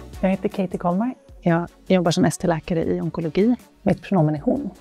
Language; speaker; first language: Swedish; native; Swedish